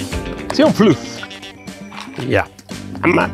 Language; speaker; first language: Finnish; non-native, learner; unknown